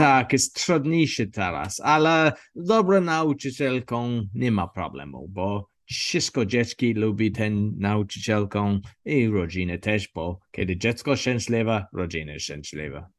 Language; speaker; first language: Polish; non-native, learner; English